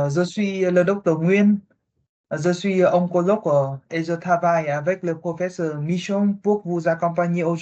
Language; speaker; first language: French; non-native, learner; Vietnamese